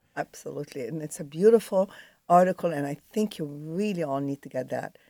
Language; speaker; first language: English; non-native, fluent; Arabic